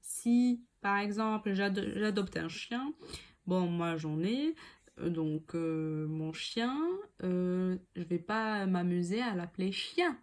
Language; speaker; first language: French; non-native, local second language; Arabic